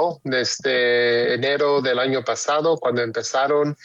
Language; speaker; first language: Spanish; early bilingual, heritage; Spanish